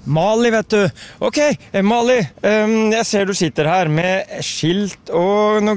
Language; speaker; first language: Norwegian; native; Norwegian